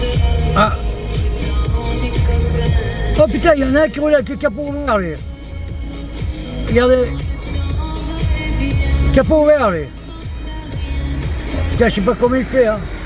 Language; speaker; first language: French; native; French